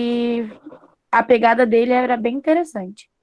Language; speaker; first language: Portuguese; native; Portuguese